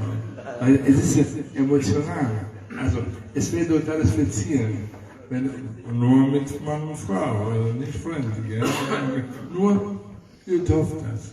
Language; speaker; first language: German; non-native, fluent; Italian